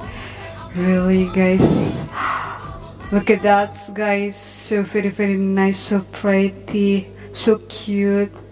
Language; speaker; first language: English; non-native, learner; Indonesian